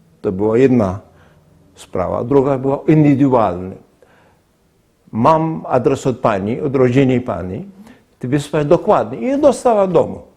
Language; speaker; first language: Polish; non-native, fluent; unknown